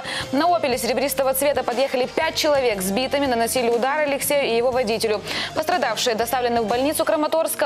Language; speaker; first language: Ukrainian; native; Ukrainian